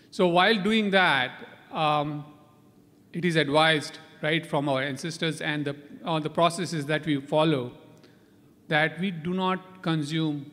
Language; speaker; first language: English; non-native, local second language; Konkani